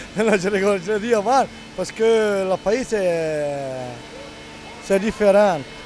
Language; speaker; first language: French; non-native, learner; Italian